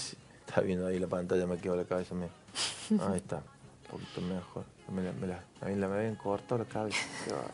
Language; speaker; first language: Spanish; native; Spanish